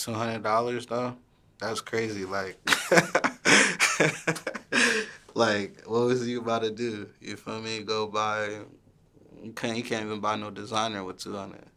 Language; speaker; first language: English; early bilingual, other home language; Haitian Creole